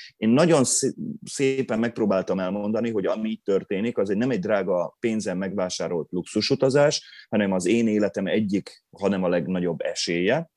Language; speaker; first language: Hungarian; non-native, local second language; Croatian